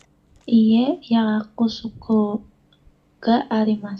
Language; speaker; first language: Japanese; non-native, learner; Indonesian